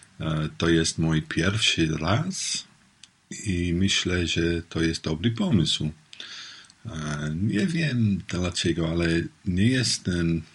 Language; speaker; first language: Polish; non-native, learner; English